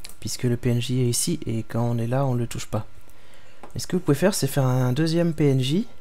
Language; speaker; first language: French; native; French